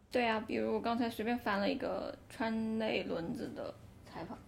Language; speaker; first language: Chinese; native; Chinese